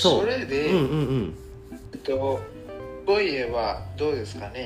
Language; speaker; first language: Japanese; non-native, learner; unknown